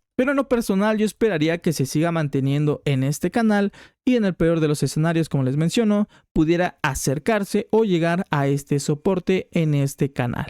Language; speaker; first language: Spanish; native; Spanish